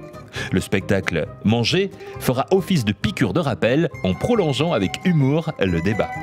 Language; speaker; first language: French; native; French